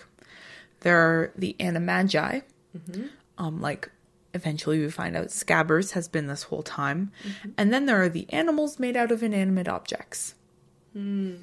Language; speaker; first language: English; native; English